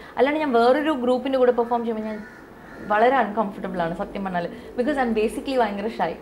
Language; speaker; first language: Malayalam; non-native, local second language; Tamil